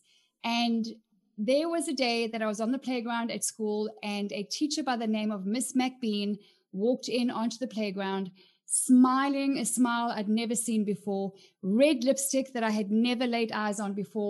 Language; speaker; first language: English; native; English